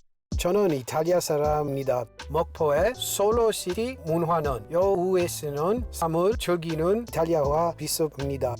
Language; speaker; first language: Korean; non-native, fluent; Italian